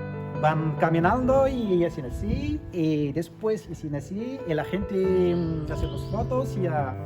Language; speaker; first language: Spanish; non-native, learner; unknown